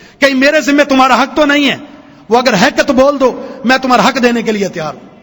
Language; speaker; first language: Urdu; native; Urdu